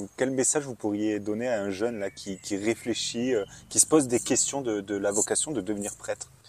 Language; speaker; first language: French; native; French